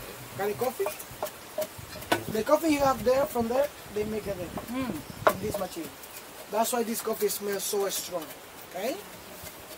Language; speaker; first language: English; non-native, fluent; Spanish